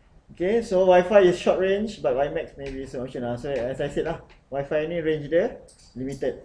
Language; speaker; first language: English; non-native, local second language; Malay